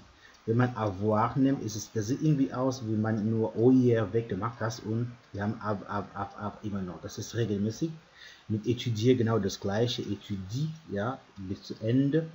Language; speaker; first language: German; non-native, fluent; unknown